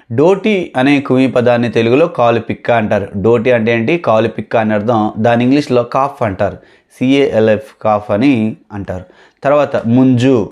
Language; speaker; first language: Telugu; non-native, local second language; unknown